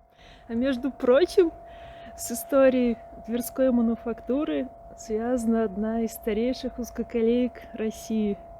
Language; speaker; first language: Russian; native; Russian